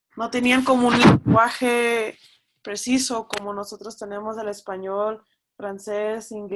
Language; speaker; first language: Spanish; early bilingual, heritage; Spanish